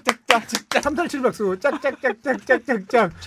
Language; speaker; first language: Korean; native; Korean